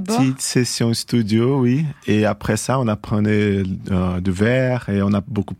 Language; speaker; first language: French; non-native, fluent; Portuguese